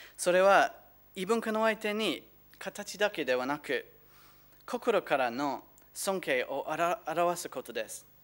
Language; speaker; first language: Japanese; non-native, fluent; English